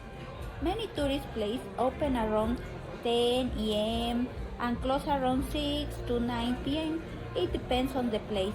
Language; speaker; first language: English; non-native, learner; Spanish